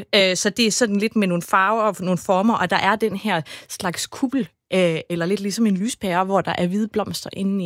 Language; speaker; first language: Danish; native; Danish